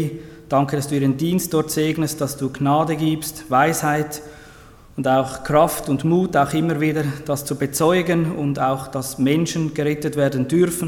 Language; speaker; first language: German; native; German